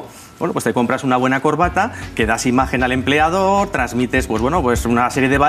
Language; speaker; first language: Spanish; native; Spanish